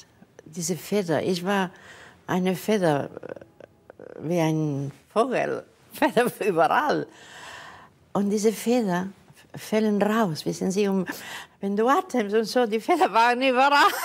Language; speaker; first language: German; non-native, fluent; Catalan